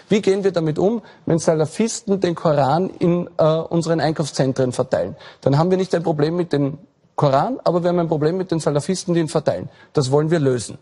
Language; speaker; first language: German; native; German